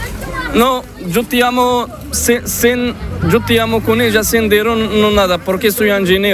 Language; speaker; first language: Spanish; non-native, learner; Arabic